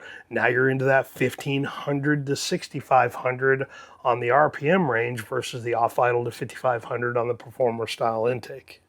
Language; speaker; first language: English; native; English